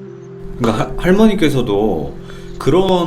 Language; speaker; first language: Korean; native; Korean